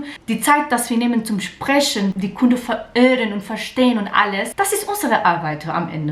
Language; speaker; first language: German; non-native, learner; Portuguese